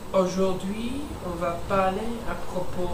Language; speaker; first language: French; non-native, learner; English